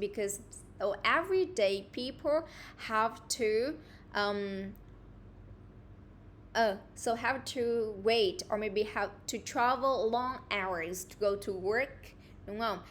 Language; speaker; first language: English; non-native, fluent; Vietnamese